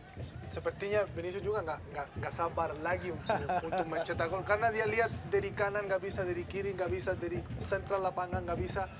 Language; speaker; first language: Indonesian; non-native, fluent; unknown